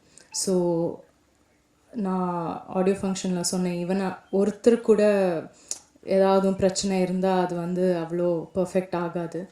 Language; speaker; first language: Tamil; non-native, local second language; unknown